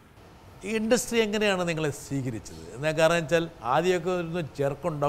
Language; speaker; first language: Malayalam; native; Malayalam